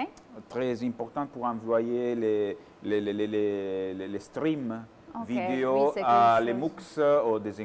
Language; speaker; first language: French; non-native, fluent; Italian